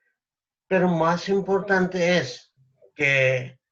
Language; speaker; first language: Spanish; non-native, learner; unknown